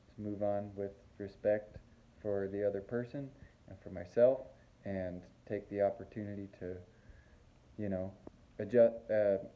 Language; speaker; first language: English; native; English